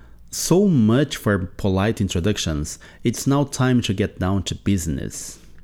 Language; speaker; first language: English; non-native, fluent; Portuguese